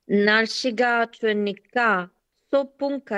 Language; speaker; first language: Korean; non-native, learner; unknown